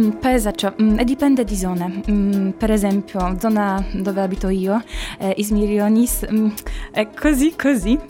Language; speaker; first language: Italian; non-native, learner; Polish